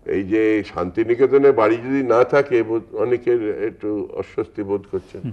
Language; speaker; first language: Bangla; native; Bangla